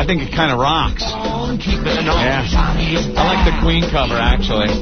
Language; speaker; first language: English; native; English